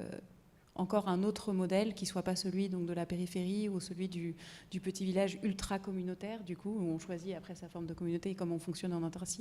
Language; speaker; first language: French; native; French